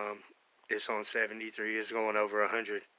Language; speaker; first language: English; native; English